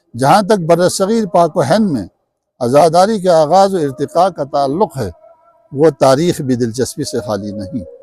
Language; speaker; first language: Urdu; non-native, local second language; Balti